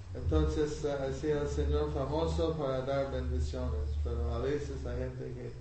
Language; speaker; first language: Spanish; non-native, learner; English